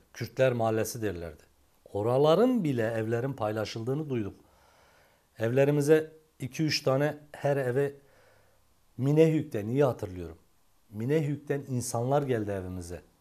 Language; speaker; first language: Turkish; native; Turkish